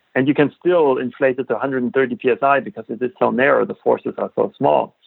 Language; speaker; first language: English; non-native, fluent; German